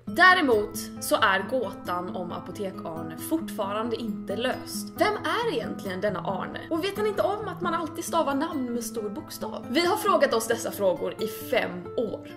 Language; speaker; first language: Swedish; native; Swedish